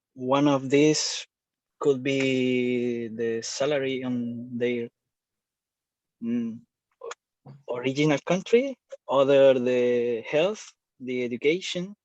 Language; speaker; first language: English; non-native, learner; Spanish